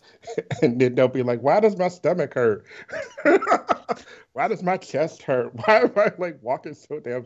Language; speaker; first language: English; native; English